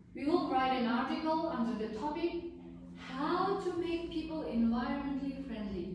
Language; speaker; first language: English; non-native, fluent; Mongolian